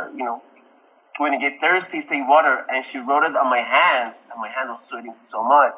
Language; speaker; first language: English; non-native, fluent; Persian